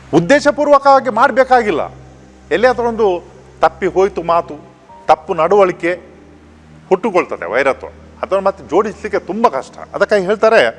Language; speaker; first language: Kannada; non-native, local second language; Konkani